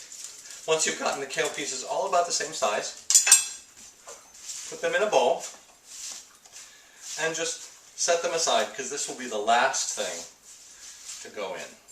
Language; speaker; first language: English; native; English